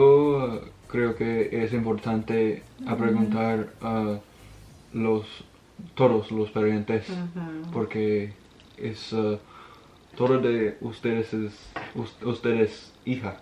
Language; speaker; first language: Spanish; non-native, learner; English